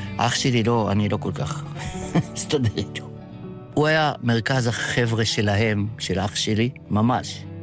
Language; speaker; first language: Hebrew; early bilingual, other home language; Yiddish